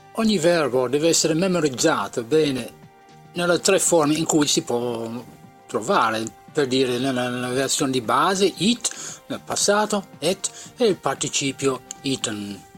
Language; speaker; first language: Italian; non-native, fluent; English